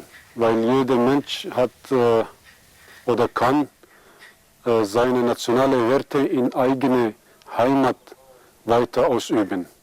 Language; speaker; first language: German; non-native, fluent; Aramaic